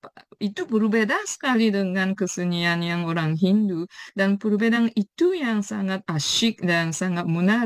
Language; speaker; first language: Indonesian; non-native, fluent; Japanese